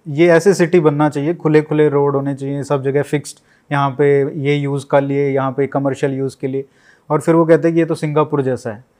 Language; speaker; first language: Hindi; native; Hindi